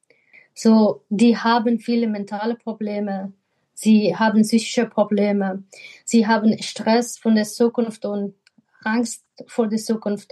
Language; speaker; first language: German; non-native, fluent; Persian